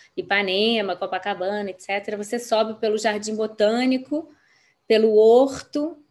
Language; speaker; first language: Portuguese; native; Portuguese